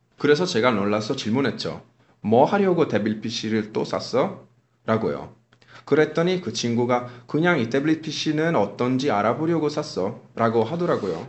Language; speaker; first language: Korean; non-native, fluent; Italian